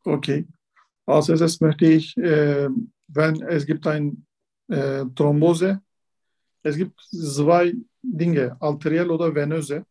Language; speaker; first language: German; non-native, learner; Turkish